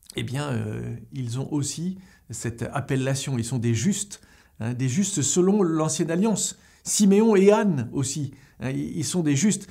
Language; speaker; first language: French; native; French